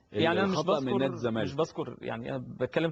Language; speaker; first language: Arabic; native; Arabic